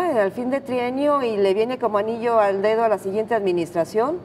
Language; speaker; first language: Spanish; native; Spanish